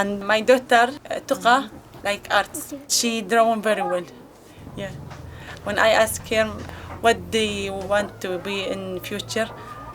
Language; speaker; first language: English; non-native, learner; Arabic